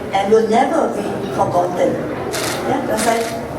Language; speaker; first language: English; non-native, local second language; Malay